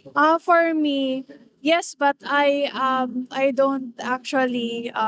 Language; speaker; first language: English; non-native, local second language; Bikol